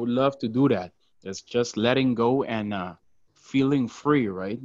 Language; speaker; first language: English; non-native, fluent; Papiamento